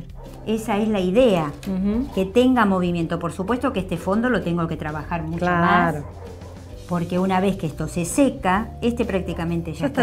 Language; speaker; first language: Spanish; native; Spanish